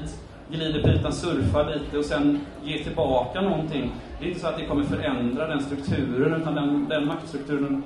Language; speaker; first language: Swedish; native; Swedish